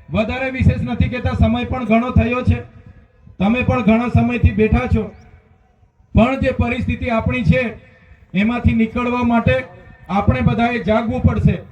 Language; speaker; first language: Gujarati; non-native, local second language; Bhili